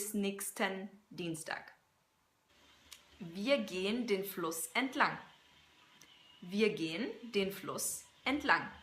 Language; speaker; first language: German; non-native, fluent; English